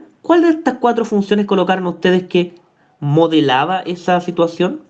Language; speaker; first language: Spanish; native; Spanish